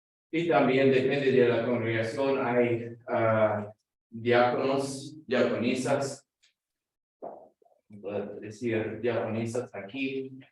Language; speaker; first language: Spanish; non-native, fluent; English